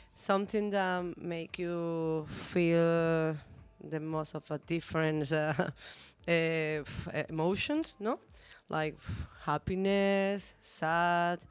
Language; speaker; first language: English; non-native, learner; Spanish